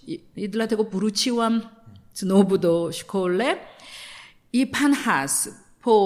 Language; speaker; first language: Polish; non-native, learner; Korean